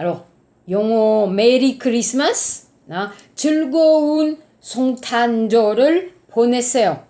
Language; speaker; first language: Korean; non-native, fluent; French